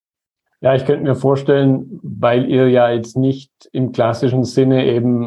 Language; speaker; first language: German; native; German